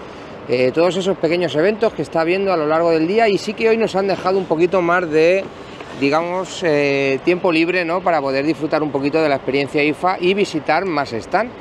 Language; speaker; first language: Spanish; native; Spanish